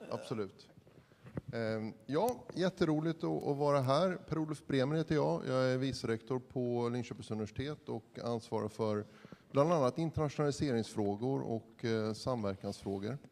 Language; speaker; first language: Swedish; native; Swedish